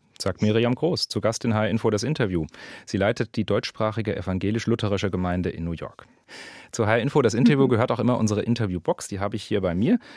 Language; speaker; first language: German; native; German